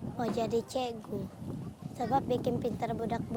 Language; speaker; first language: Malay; early bilingual, other home language; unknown